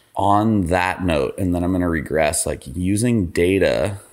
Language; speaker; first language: English; native; English